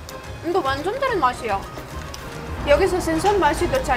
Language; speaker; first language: Korean; non-native, fluent; Ukrainian